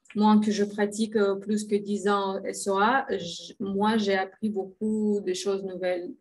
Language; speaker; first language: French; non-native, fluent; Russian